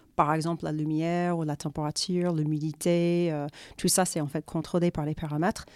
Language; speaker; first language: French; non-native, fluent; English